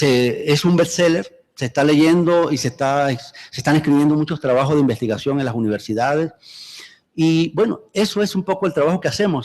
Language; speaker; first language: Spanish; native; Spanish